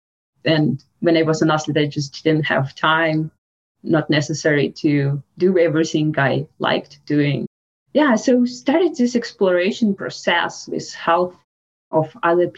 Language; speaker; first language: English; non-native, fluent; Russian